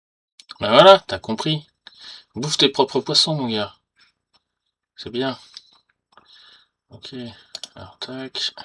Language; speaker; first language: French; native; French